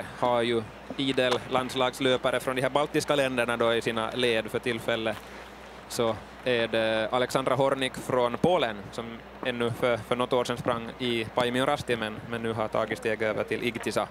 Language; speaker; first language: Swedish; native; Swedish